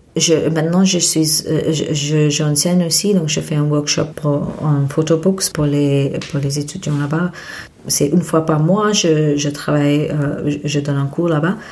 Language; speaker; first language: French; non-native, fluent; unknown